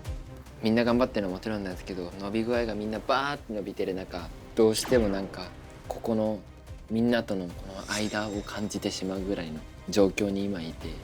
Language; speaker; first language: Japanese; native; Japanese